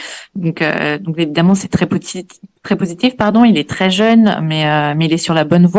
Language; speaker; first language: French; native; French